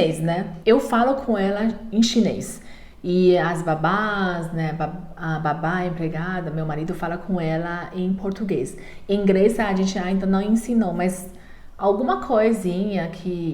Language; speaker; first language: Portuguese; non-native, learner; Chinese